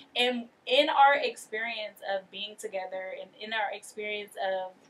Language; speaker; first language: English; native; English